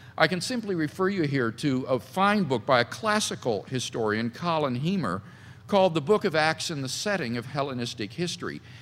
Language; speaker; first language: English; native; English